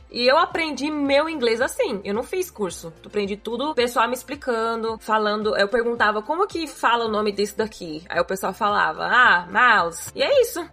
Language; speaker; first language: Portuguese; native; Portuguese